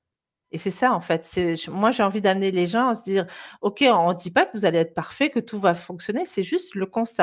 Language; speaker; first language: French; native; French